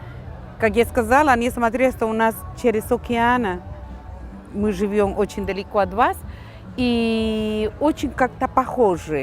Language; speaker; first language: Russian; non-native, learner; Spanish